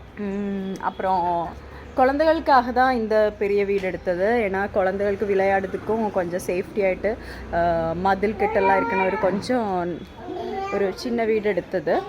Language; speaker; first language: Tamil; non-native, learner; Malayalam